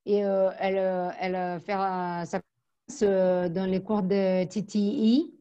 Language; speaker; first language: French; non-native, fluent; Portuguese